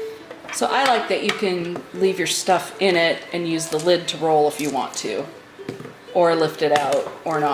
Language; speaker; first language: English; native; English